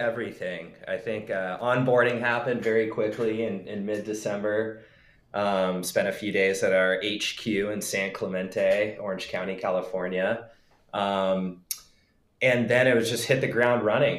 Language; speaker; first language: English; native; English